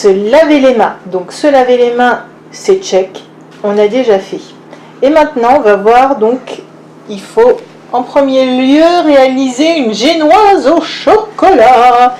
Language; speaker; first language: French; native; French